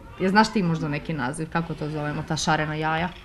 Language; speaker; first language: Croatian; native; Croatian